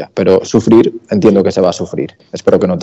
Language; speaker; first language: Spanish; native; Spanish